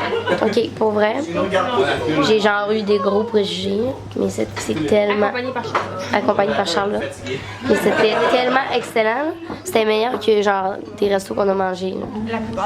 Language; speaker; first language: French; native; French